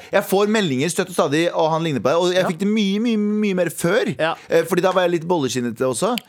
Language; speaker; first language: Norwegian; early bilingual, other home language; Kurdish